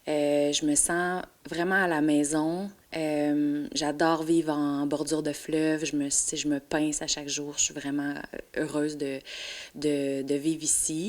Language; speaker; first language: French; native; French